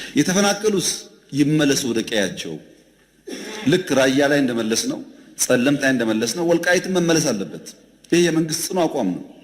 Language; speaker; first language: Amharic; non-native, local second language; Oromo